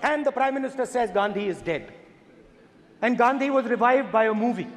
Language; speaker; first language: English; non-native, local second language; Hindi